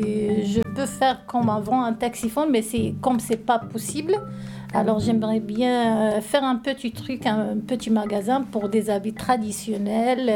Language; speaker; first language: French; non-native, learner; Arabic